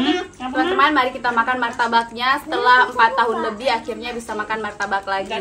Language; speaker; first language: Indonesian; native; Indonesian